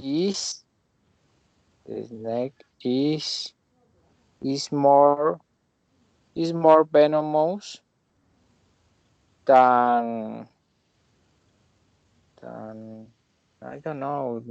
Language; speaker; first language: English; non-native, learner; Spanish